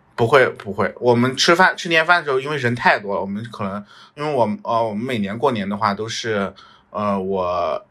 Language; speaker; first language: Chinese; native; Chinese